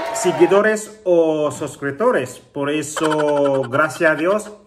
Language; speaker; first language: Spanish; non-native, learner; Filipino